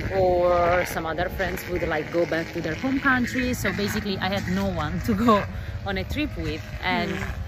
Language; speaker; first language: English; non-native, fluent; Italian